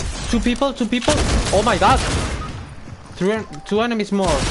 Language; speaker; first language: English; non-native, learner; Spanish